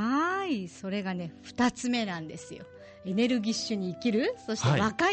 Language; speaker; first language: Japanese; native; Japanese